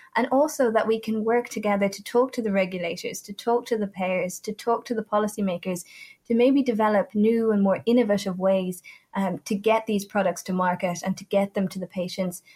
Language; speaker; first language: English; non-native, fluent; Italian